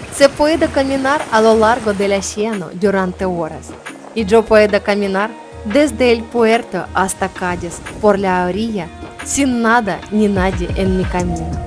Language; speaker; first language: Spanish; non-native, learner; Ukrainian